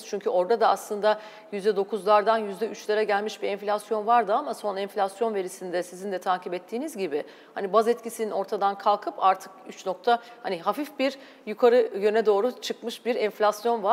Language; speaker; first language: Turkish; native; Turkish